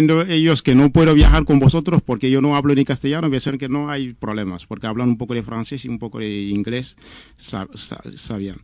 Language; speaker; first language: Spanish; non-native, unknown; Wolof